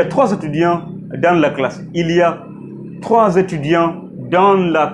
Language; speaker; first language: French; non-native, fluent; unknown